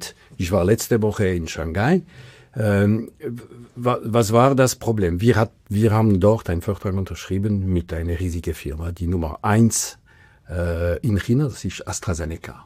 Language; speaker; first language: German; non-native, local second language; French